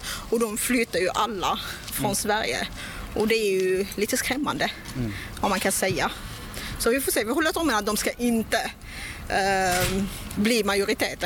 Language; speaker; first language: Swedish; non-native, local second language; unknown